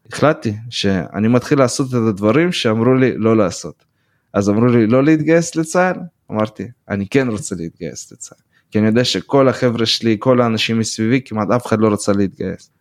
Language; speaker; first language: Hebrew; early bilingual, other home language; Russian